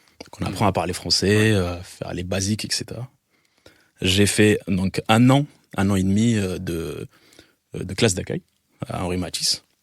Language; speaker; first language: French; non-native, local second language; Arabic